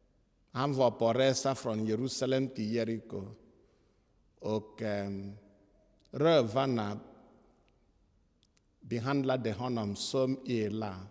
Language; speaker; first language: Swedish; non-native, fluent; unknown